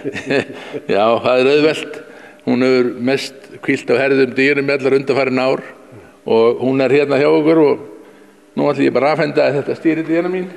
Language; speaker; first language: Icelandic; native; Icelandic